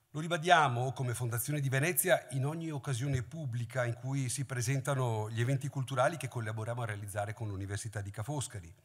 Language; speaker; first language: Italian; native; Italian